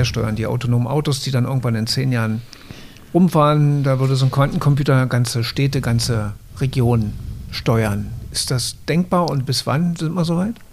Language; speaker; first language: German; native; German